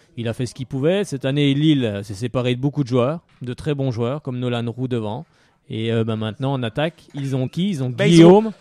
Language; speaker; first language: French; native; French